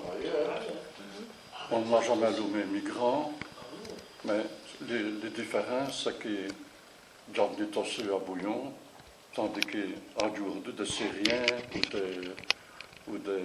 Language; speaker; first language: French; native; French